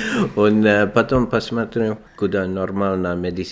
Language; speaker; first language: Russian; non-native, learner; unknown